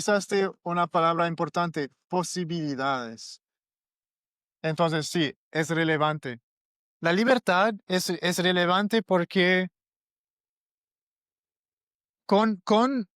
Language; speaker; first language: Spanish; non-native, learner; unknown